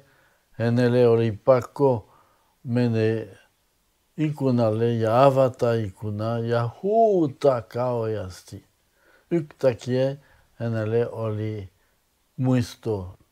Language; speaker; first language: Finnish; non-native, fluent; French